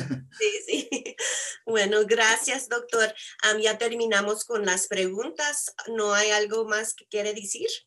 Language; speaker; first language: Spanish; early bilingual, heritage; Spanish